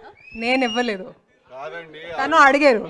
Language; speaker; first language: Telugu; non-native, local second language; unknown